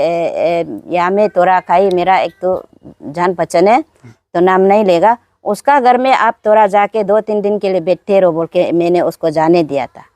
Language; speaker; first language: Hindi; non-native, local second language; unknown